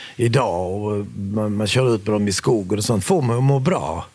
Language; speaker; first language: Swedish; early bilingual, other home language; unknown